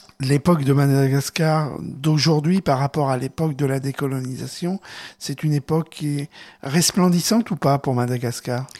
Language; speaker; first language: French; native; French